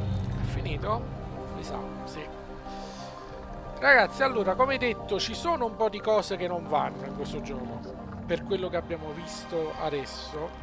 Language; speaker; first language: Italian; native; Italian